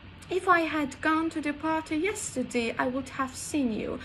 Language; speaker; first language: English; non-native, fluent; Azerbaijani